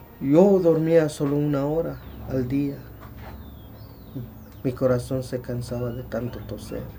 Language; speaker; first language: Spanish; non-native, local second language; Tzotzil